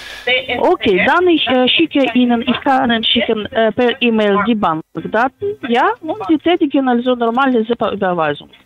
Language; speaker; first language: German; non-native, fluent; Polish